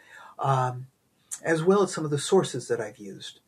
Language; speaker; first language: English; native; English